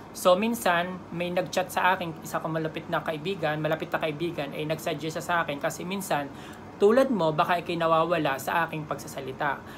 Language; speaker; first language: Filipino; native; Filipino